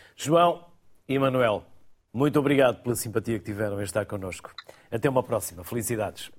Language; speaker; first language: Portuguese; native; Portuguese